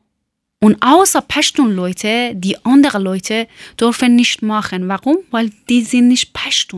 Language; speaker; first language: German; non-native, learner; Persian